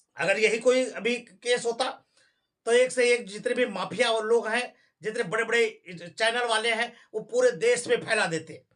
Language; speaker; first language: Hindi; native; Hindi